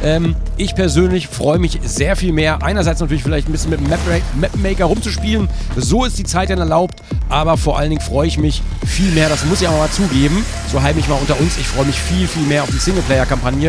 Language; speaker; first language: German; native; German